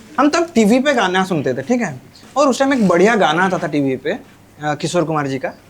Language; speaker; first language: Hindi; non-native, local second language; Odia